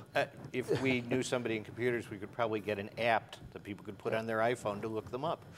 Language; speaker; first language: English; native; English